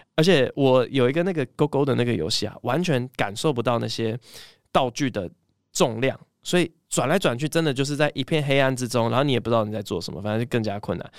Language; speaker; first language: Chinese; early bilingual, other home language; English